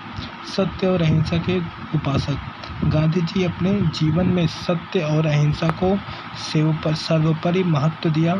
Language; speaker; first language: Hindi; native; Hindi